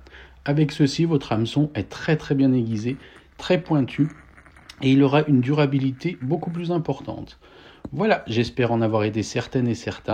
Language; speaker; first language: French; native; French